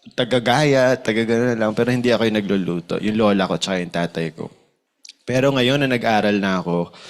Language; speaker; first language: Filipino; native; Filipino